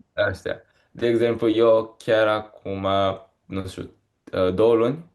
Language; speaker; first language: Romanian; early bilingual, heritage; Romanian